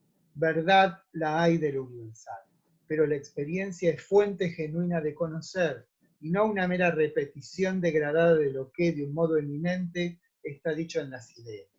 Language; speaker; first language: Spanish; native; Spanish